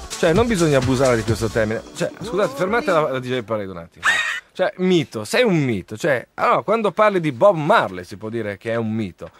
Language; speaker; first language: Italian; native; Italian